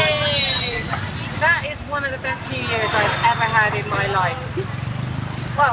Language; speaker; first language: English; native; English